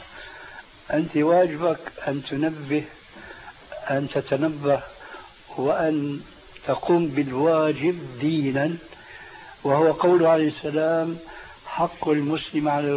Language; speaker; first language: Arabic; early bilingual, other home language; Albanian